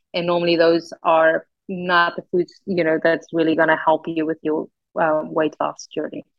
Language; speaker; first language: English; non-native, local second language; Afrikaans